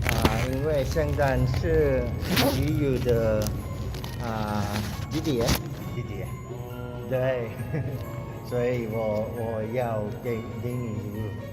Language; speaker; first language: Chinese; non-native, learner; Filipino